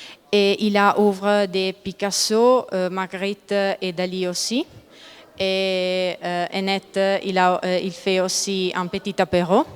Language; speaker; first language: French; non-native, learner; Italian